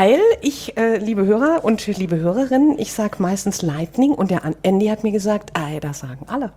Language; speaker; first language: German; native; German